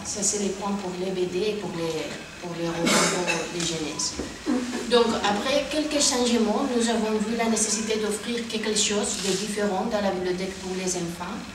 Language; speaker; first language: French; non-native, fluent; Spanish